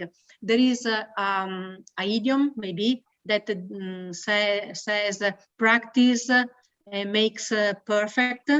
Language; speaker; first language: English; non-native, learner; Italian